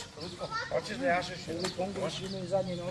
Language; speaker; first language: Serbian; native; Serbian